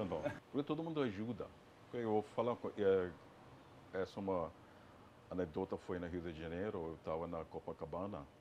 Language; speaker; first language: Portuguese; non-native, fluent; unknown